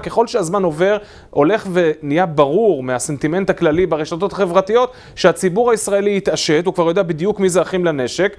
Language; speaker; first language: Hebrew; native; Hebrew